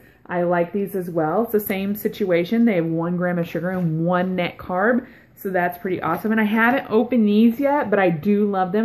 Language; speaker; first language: English; native; English